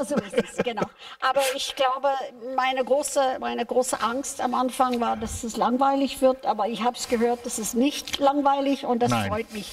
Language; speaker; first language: German; non-native, fluent; English